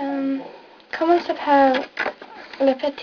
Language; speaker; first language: French; non-native, learner; English